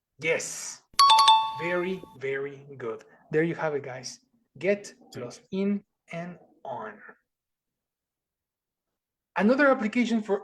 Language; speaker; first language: English; non-native, fluent; Spanish